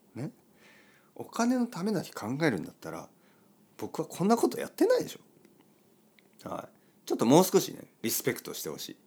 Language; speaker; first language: Japanese; native; Japanese